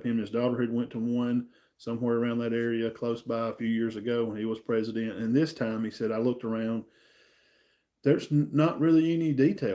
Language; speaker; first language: English; native; English